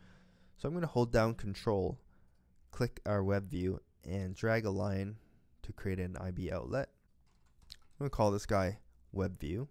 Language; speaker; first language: English; native; English